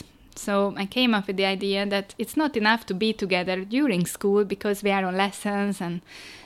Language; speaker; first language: English; non-native, fluent; Hungarian